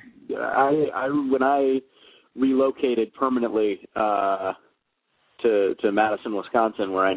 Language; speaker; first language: English; native; English